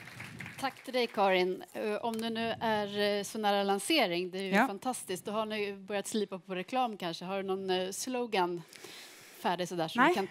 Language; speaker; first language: Swedish; native; Swedish